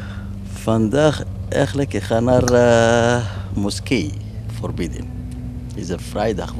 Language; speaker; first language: Dutch; non-native, learner; Somali